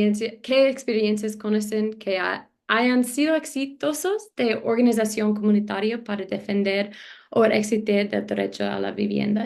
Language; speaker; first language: Spanish; non-native, learner; English